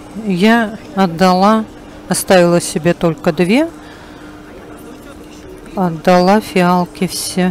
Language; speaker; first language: Russian; native; Russian